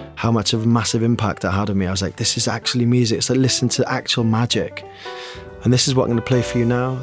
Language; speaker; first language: English; native; English